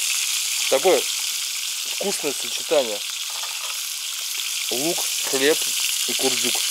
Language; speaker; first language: Russian; native; Russian